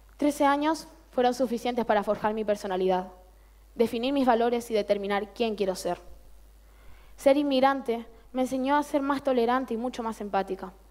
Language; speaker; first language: Spanish; native; Spanish